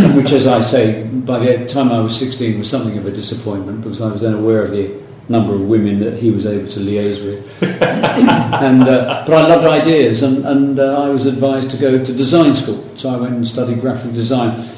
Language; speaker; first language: English; native; English